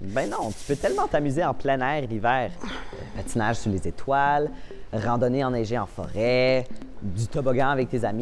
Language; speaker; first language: French; native; French